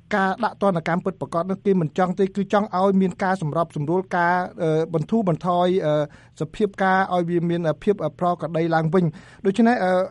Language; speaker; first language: Khmer; native; Khmer